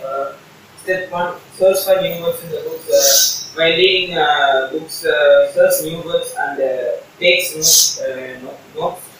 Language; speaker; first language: English; non-native, learner; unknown